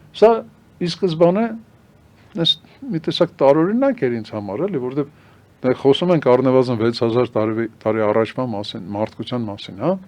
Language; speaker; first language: Armenian; native; Armenian